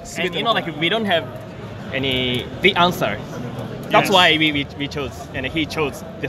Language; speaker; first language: English; non-native, fluent; Japanese